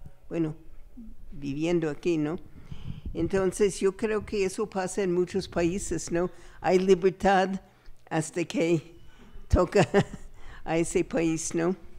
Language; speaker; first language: Spanish; non-native, fluent; English